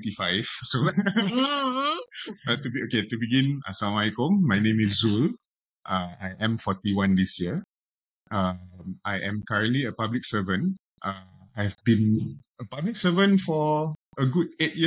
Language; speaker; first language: English; non-native, local second language; Malay